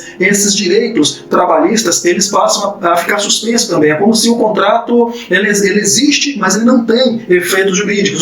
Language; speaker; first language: Portuguese; native; Portuguese